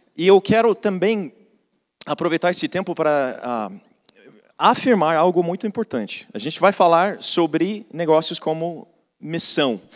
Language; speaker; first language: Portuguese; non-native, fluent; English